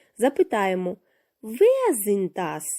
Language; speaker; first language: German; non-native, fluent; Ukrainian